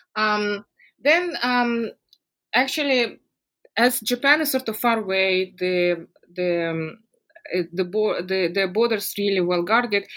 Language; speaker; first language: English; non-native, fluent; Russian